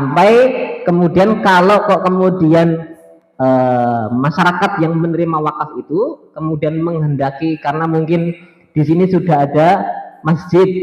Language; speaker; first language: Indonesian; native; Indonesian